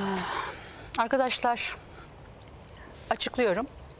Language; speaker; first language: Turkish; native; Turkish